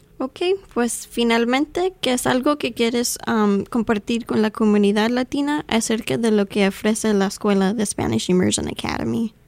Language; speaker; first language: Spanish; early bilingual, heritage; Spanish